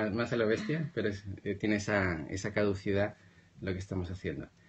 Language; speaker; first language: Spanish; native; Spanish